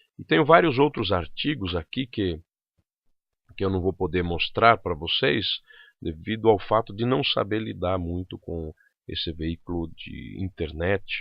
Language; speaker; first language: Portuguese; non-native, local second language; German